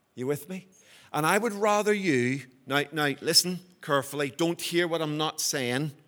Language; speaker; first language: English; native; English